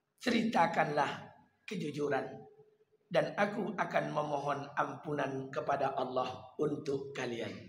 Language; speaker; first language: Malay; non-native, local second language; Minangkabau